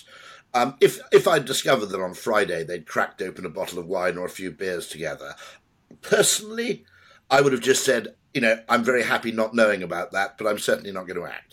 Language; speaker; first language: English; native; English